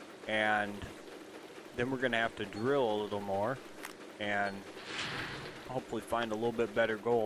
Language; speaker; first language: English; native; English